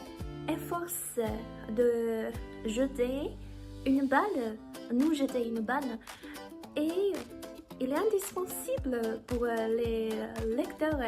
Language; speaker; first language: French; non-native, learner; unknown